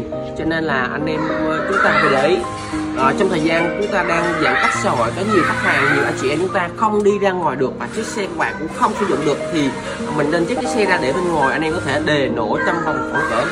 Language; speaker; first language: Vietnamese; native; Vietnamese